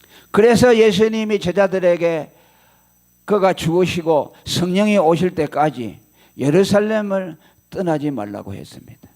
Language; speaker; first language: Korean; native; Korean